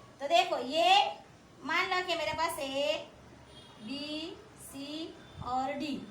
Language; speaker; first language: Urdu; native; Urdu